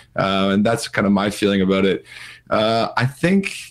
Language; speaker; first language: English; native; English